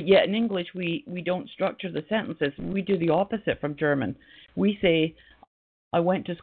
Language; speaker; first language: English; native; English